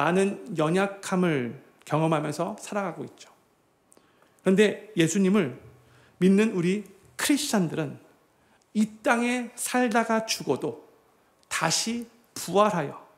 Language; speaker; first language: Korean; native; Korean